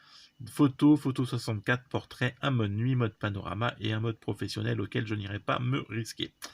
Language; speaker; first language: French; native; French